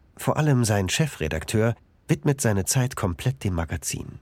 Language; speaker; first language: German; native; German